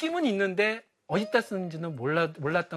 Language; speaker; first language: Korean; native; Korean